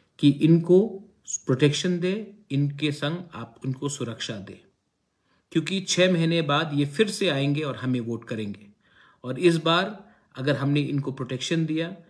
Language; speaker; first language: Hindi; non-native, local second language; Kok Borok